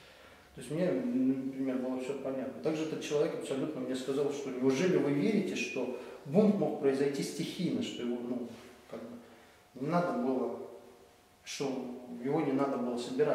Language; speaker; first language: Russian; native; Russian